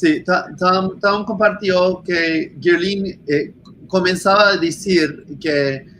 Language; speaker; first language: Spanish; non-native, fluent; English